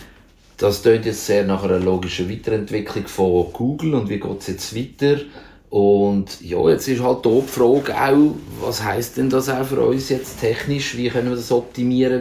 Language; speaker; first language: German; native; German